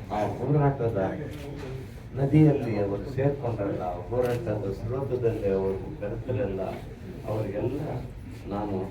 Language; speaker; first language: Kannada; native; Kannada